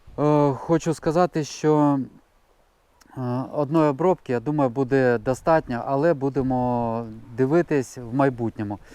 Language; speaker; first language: Ukrainian; non-native, local second language; Russian